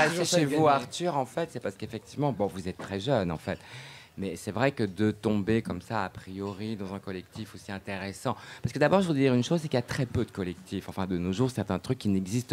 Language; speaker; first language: French; native; French